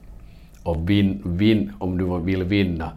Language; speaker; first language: Swedish; non-native, learner; Finnish